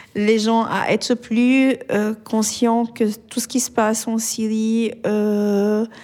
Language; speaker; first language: French; non-native, fluent; Arabic